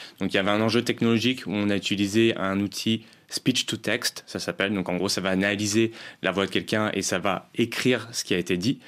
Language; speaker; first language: French; native; French